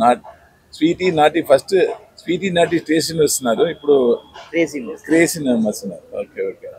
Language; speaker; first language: Telugu; non-native, learner; Tamil